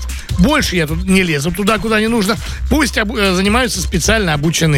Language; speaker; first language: Russian; native; Russian